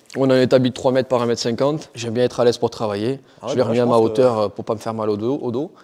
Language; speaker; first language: French; native; French